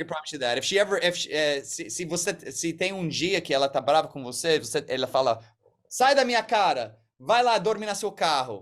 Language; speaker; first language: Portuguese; early bilingual, heritage; English